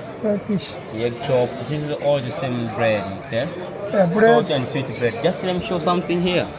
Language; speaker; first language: English; non-native, local second language; Swahili